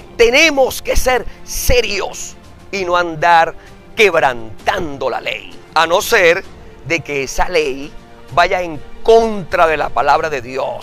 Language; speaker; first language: Spanish; native; Spanish